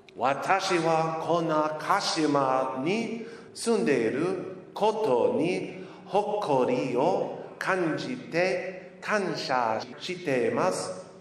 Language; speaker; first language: Japanese; non-native, learner; English